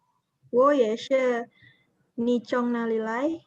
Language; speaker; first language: Chinese; non-native, learner; Indonesian